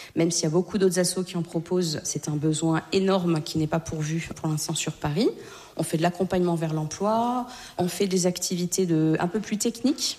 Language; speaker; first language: French; native; French